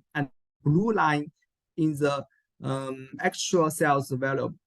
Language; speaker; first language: English; non-native, learner; Chinese